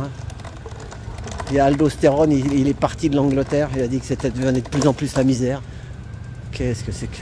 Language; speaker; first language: French; native; French